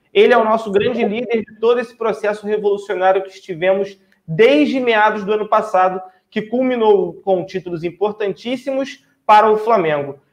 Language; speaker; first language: Portuguese; native; Portuguese